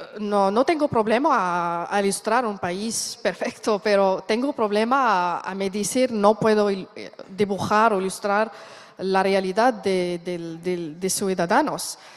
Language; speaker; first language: Spanish; non-native, learner; Arabic